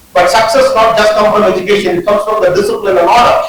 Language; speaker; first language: English; non-native, local second language; Tamil